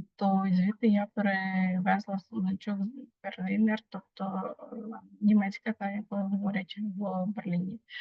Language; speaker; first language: Ukrainian; native; Ukrainian